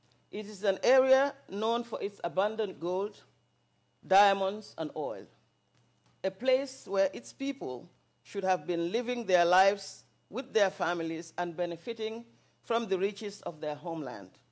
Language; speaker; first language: English; non-native, local second language; Wolof